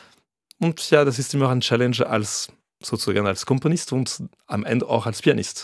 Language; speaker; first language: German; non-native, fluent; French